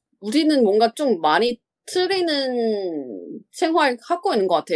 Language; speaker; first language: Korean; non-native, fluent; Chinese